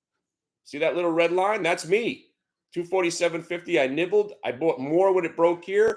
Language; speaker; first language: English; native; English